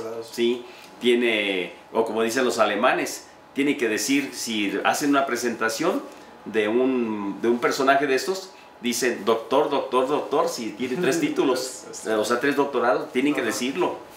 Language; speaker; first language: Spanish; native; Spanish